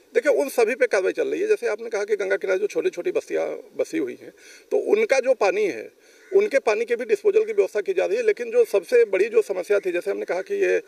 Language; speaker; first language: Hindi; native; Hindi